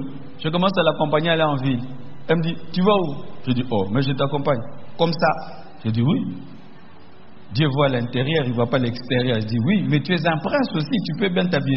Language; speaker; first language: French; non-native, local second language; Lingala